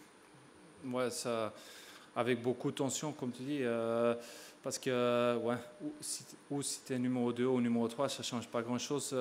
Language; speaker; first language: French; non-native, local second language; Dutch